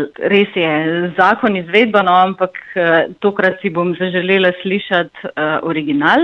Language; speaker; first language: Slovenian; native; Slovenian